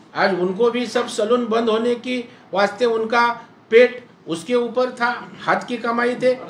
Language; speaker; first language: Hindi; non-native, local second language; Marathi